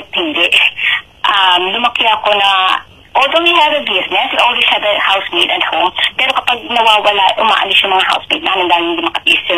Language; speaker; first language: Filipino; native; Filipino